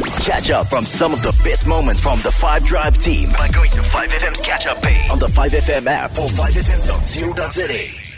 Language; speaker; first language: English; native; English